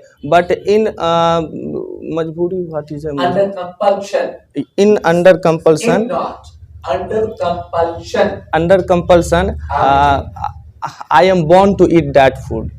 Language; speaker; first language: English; non-native, learner; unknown